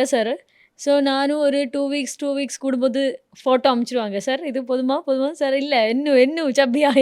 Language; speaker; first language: Tamil; non-native, fluent; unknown